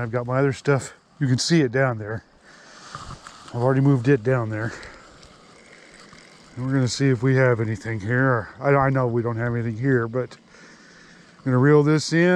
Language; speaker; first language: English; native; English